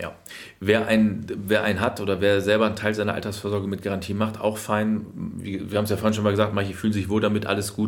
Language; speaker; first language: German; native; German